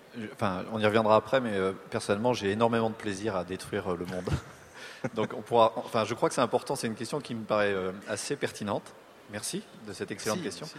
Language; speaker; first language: French; native; French